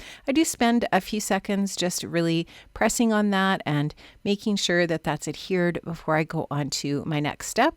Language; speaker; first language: English; native; English